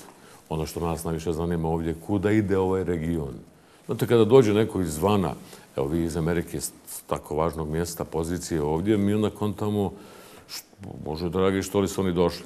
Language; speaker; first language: Bosnian; native; Bosnian